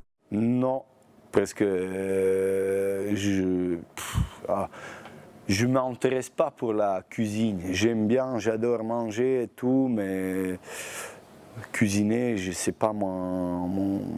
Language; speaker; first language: French; non-native, fluent; Bosnian